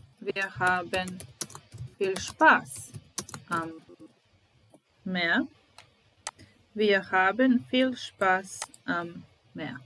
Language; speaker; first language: German; non-native, fluent; Serbian